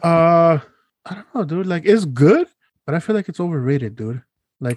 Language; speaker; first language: English; early bilingual, other home language; Spanish